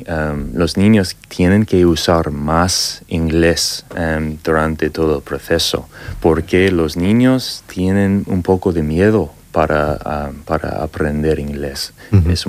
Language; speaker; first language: Spanish; non-native, fluent; English